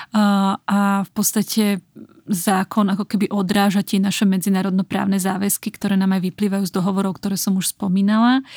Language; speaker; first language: Slovak; native; Slovak